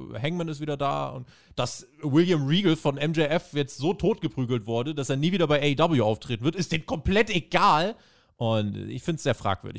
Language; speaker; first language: German; native; German